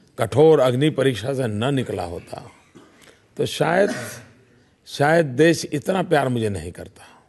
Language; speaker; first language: Hindi; non-native, local second language; Gujarati